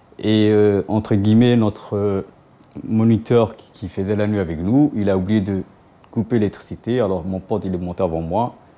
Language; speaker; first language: French; non-native, local second language; Somali